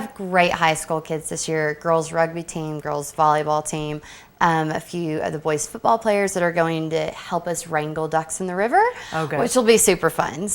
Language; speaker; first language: English; native; English